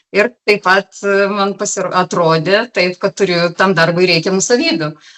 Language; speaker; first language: Lithuanian; non-native, local second language; Polish